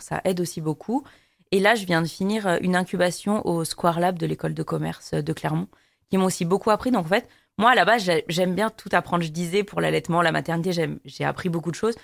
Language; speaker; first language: French; native; French